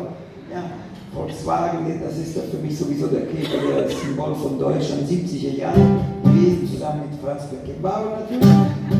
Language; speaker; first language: German; non-native, fluent; Italian